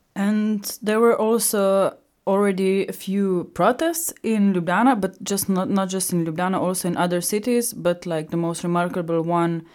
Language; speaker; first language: English; non-native, fluent; Slovenian